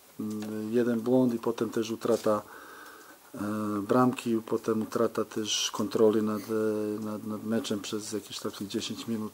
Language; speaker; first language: Polish; non-native, fluent; Serbian